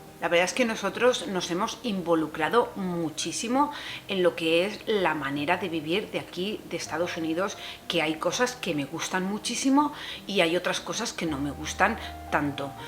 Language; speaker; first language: Spanish; native; Spanish